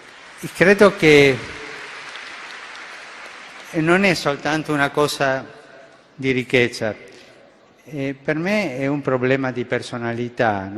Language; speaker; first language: Italian; non-native, fluent; Spanish